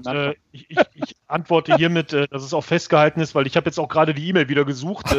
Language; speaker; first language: German; native; German